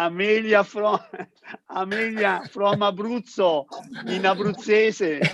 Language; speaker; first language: English; non-native, learner; Italian